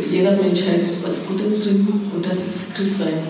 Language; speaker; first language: German; non-native, fluent; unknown